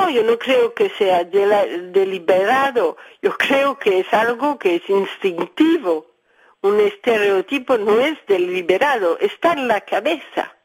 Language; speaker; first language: Spanish; early bilingual, heritage; Spanish